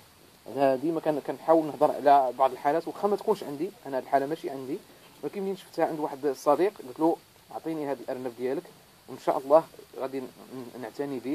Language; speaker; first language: Arabic; native; Arabic